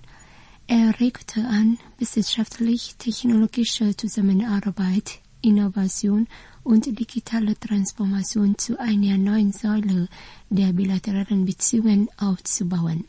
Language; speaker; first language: German; non-native, fluent; Vietnamese